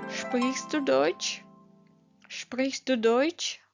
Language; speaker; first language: German; non-native, fluent; Ukrainian